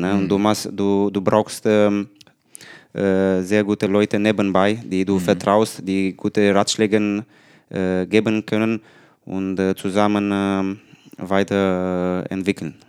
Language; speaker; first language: German; non-native, learner; Romanian